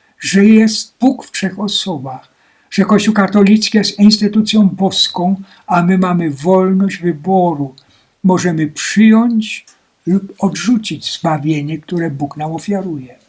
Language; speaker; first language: Polish; native; Polish